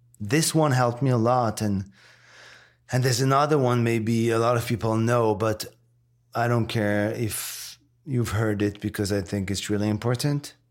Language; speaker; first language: English; non-native, fluent; French